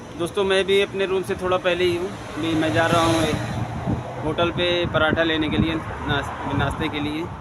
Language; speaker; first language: Hindi; native; Hindi